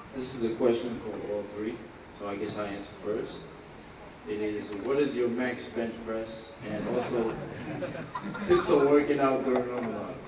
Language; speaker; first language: English; native; English